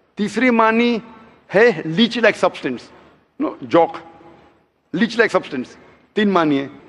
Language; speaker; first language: Hindi; non-native, local second language; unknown